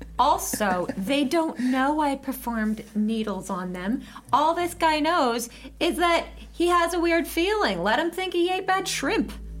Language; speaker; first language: English; native; English